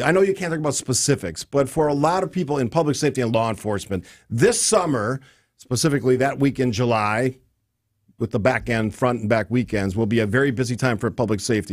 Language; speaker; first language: English; native; English